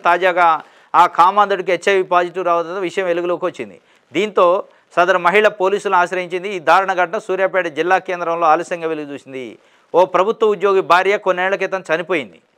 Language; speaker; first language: Telugu; native; Telugu